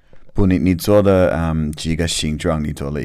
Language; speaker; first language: Chinese; non-native, learner; English